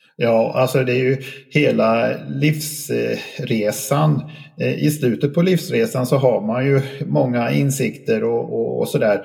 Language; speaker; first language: Swedish; native; Swedish